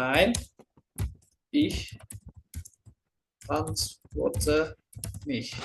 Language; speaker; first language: German; non-native, learner; Indonesian